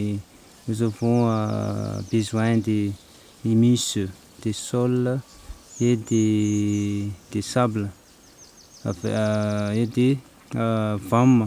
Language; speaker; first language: French; non-native, local second language; Malagasy